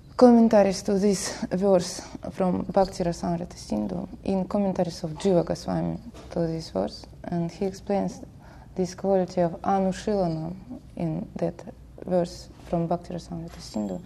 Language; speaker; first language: English; non-native, learner; Russian